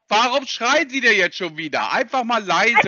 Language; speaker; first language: German; native; German